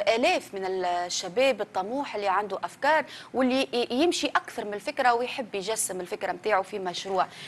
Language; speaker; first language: Arabic; native; Arabic